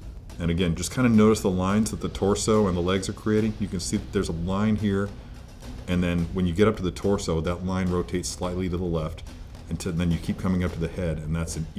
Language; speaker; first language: English; native; English